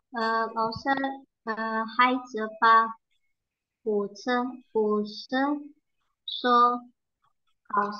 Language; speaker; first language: Chinese; non-native, learner; Indonesian